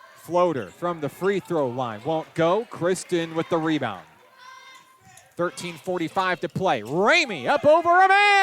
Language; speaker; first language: English; native; English